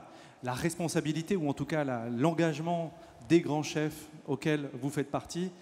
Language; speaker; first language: French; native; French